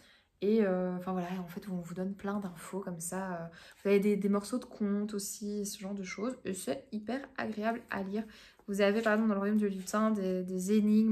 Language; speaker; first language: French; native; French